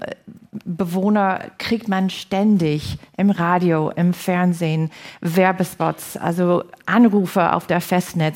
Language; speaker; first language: German; non-native, fluent; English